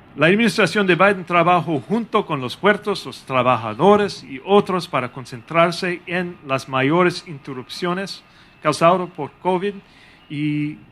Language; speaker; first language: Spanish; non-native, fluent; English